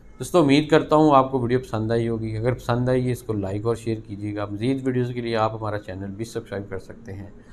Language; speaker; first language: Urdu; non-native, local second language; Punjabi